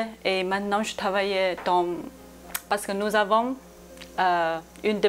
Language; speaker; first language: French; non-native, learner; Chinese